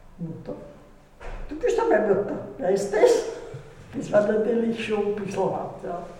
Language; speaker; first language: German; native; German